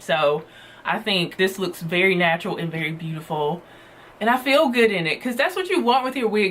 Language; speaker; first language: English; native; English